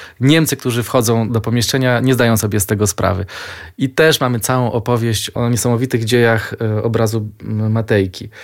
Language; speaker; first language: Polish; native; Polish